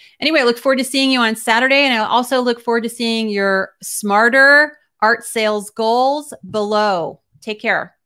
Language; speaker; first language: English; native; English